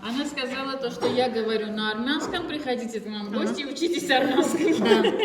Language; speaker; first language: Russian; non-native, local second language; Armenian